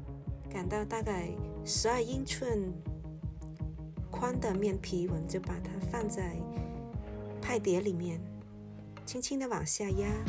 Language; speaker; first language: Chinese; native; Chinese